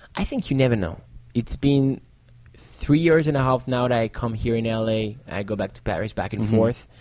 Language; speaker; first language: English; non-native, fluent; French